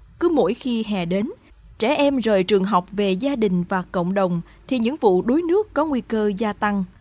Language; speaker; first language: Vietnamese; native; Vietnamese